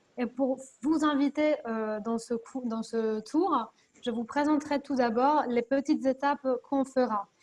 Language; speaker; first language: French; non-native, fluent; Spanish